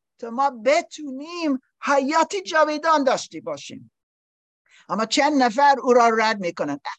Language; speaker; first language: Persian; non-native, learner; English